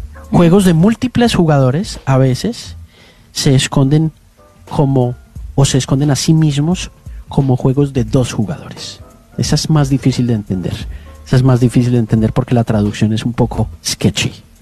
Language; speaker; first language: Spanish; native; Spanish